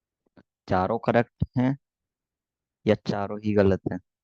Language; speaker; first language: Hindi; native; Hindi